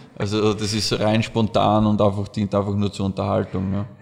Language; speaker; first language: German; native; German